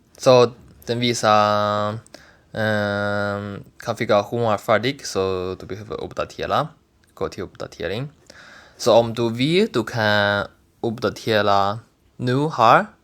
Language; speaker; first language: Swedish; non-native, learner; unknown